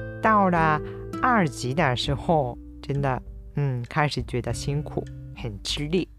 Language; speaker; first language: Chinese; non-native, fluent; Japanese